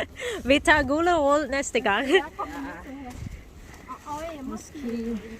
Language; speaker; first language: Danish; non-native, learner; Filipino